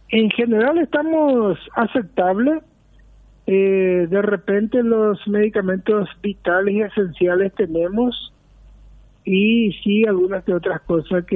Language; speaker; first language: Spanish; native; Spanish